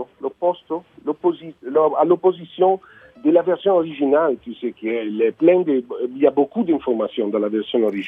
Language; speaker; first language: French; non-native, learner; Italian